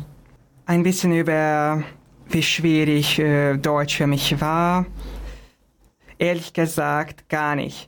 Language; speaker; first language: German; non-native, fluent; Hungarian